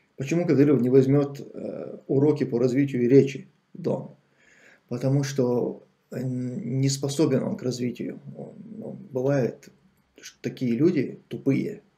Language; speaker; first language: Russian; non-native, local second language; Chechen